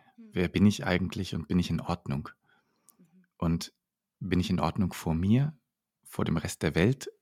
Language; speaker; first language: German; native; German